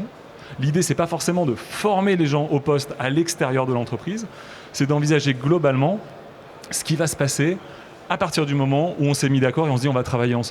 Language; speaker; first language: French; native; French